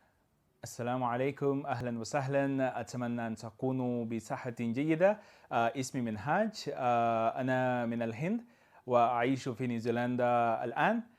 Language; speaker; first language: Arabic; non-native, learner; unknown